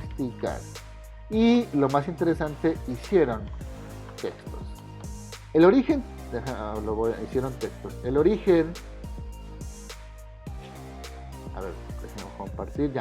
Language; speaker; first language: Spanish; native; Spanish